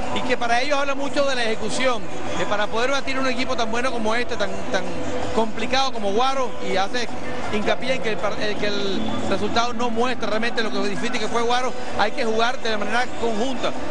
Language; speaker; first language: Spanish; native; Spanish